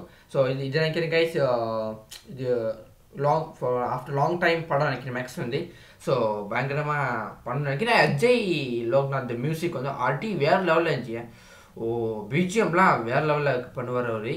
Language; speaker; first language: Tamil; early bilingual, heritage; Tamil